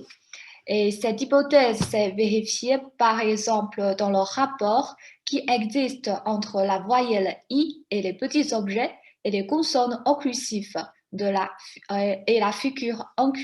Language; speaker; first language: French; non-native, fluent; Chinese